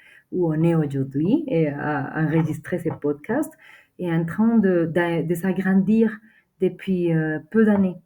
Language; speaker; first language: French; non-native, fluent; Spanish